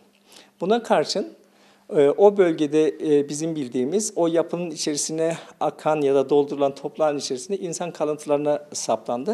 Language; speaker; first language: Turkish; native; Turkish